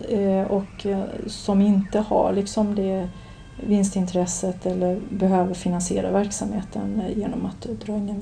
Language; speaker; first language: Swedish; native; Swedish